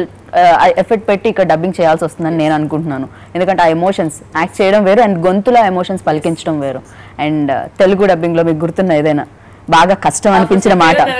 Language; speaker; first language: Telugu; native; Telugu